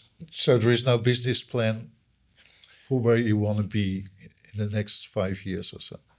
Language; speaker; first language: English; non-native, fluent; Dutch